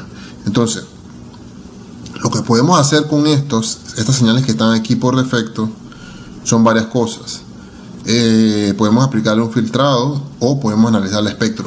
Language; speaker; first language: Spanish; native; Spanish